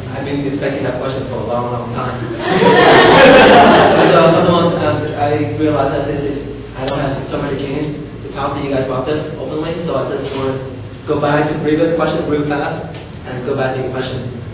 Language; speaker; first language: English; non-native, fluent; Vietnamese